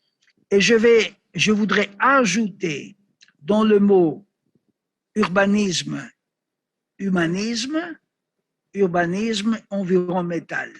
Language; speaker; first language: French; non-native, learner; Greek